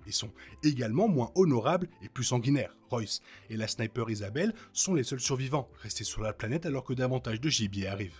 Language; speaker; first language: French; native; French